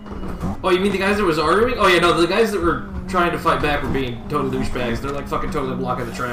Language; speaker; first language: English; native; English